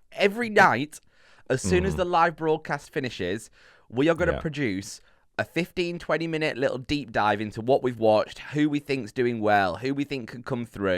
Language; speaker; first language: English; native; English